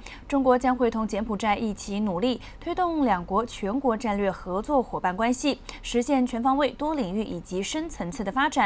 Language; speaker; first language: Chinese; non-native, local second language; Cantonese